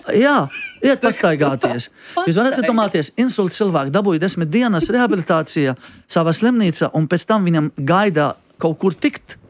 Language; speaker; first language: Latvian; non-native, fluent; Arabic